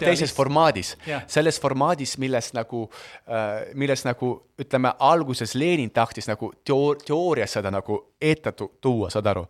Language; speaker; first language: Estonian; non-native, local second language; Russian